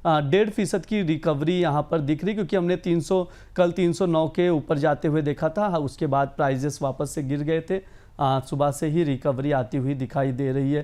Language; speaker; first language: Hindi; native; Hindi